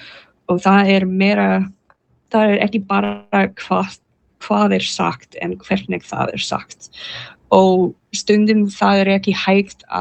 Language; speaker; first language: Icelandic; non-native, learner; English